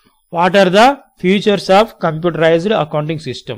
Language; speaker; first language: English; non-native, local second language; Telugu